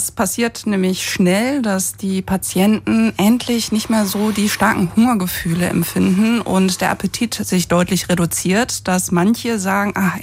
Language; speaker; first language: German; native; German